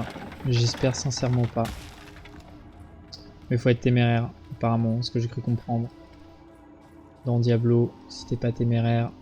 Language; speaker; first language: French; native; French